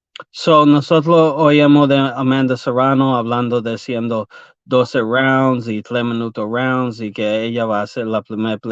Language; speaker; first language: Spanish; early bilingual, heritage; English